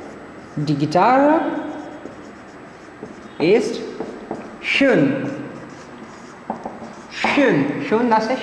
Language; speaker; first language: German; non-native, fluent; Marathi